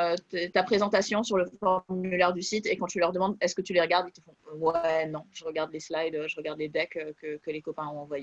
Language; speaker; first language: French; native; French